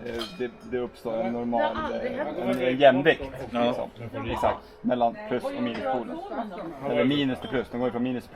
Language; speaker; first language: Swedish; native; Swedish